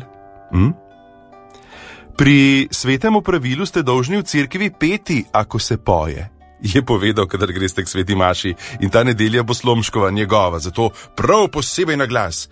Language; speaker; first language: Slovenian; native; Slovenian